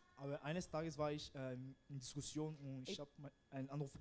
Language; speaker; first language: German; non-native, learner; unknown